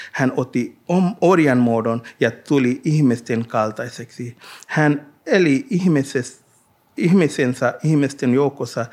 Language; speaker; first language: Finnish; non-native, learner; Hindi